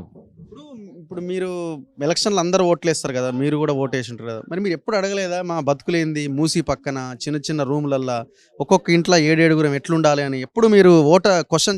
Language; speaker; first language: Telugu; native; Telugu